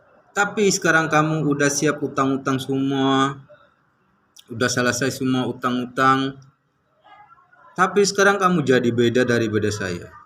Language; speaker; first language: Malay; non-native, learner; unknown